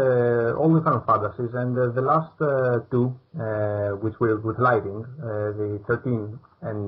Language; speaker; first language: English; non-native, fluent; Greek